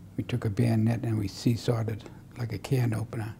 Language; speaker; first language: English; native; English